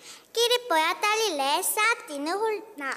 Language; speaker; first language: Nepali; non-native, learner; Korean